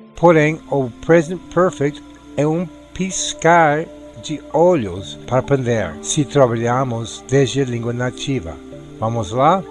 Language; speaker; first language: Portuguese; non-native, fluent; English